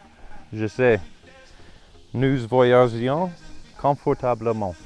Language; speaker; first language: French; non-native, learner; English